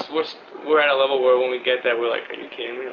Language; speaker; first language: English; native; English